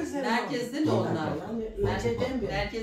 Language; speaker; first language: Turkish; native; Turkish